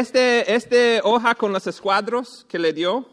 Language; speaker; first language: Spanish; non-native, fluent; English